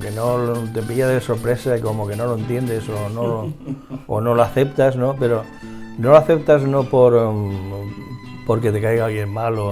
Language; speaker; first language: Spanish; native; Spanish